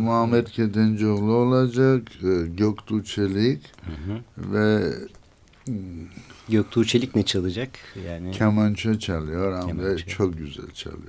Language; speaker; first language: Turkish; non-native, learner; Armenian